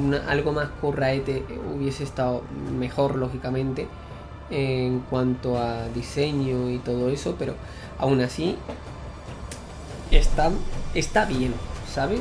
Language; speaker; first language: Spanish; native; Spanish